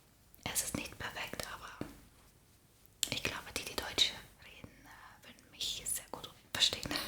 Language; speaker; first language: German; non-native, fluent; Estonian